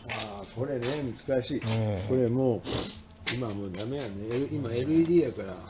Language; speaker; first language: Japanese; native; Japanese